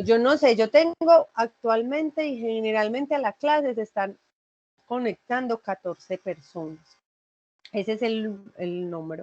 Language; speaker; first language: Spanish; native; Spanish